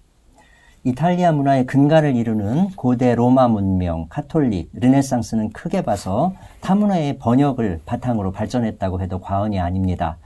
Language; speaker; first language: Korean; native; Korean